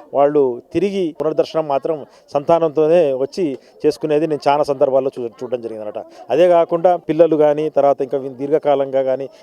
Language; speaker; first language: Telugu; non-native, local second language; Lambadi